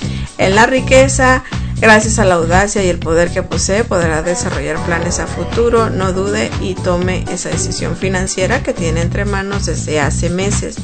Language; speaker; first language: Spanish; native; Spanish